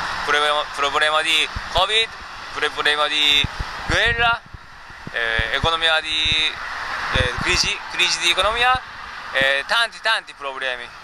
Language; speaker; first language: Italian; non-native, learner; Japanese